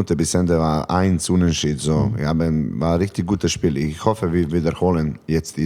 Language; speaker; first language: German; non-native, learner; Serbian